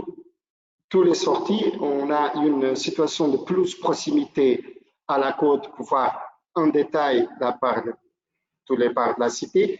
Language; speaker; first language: French; non-native, learner; Portuguese